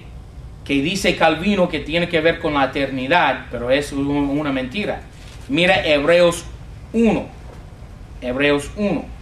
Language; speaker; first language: Spanish; non-native, fluent; English